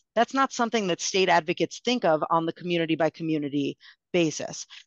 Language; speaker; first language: English; native; English